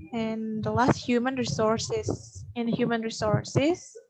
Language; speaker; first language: English; non-native, learner; Indonesian